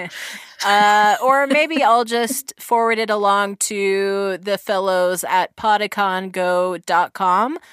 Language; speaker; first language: English; native; English